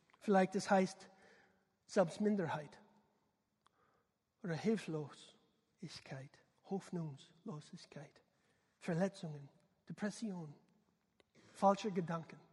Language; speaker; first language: German; non-native, learner; English